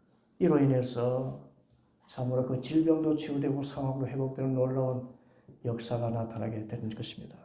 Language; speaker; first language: Korean; native; Korean